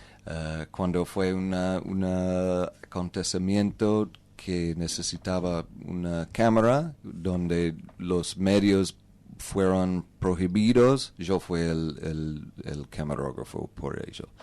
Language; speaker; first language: Spanish; non-native, learner; English